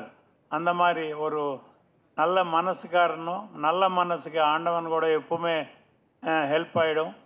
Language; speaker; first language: Tamil; non-native, local second language; Telugu